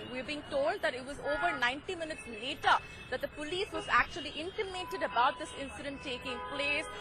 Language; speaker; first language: English; non-native, local second language; Hindi